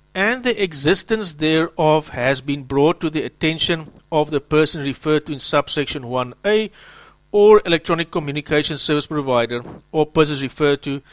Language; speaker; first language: English; non-native, local second language; Afrikaans